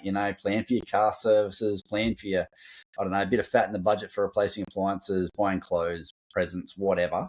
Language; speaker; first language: English; native; English